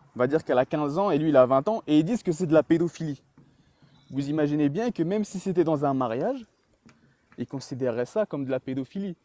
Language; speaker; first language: French; early bilingual, other home language; Chechen